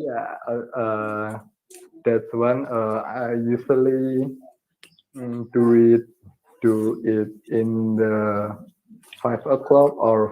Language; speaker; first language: English; non-native, learner; Indonesian